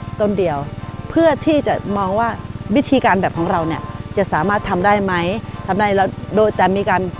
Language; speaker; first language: Thai; native; Thai